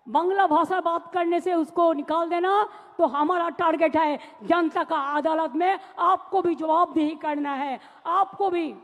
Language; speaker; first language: Hindi; non-native, local second language; Bangla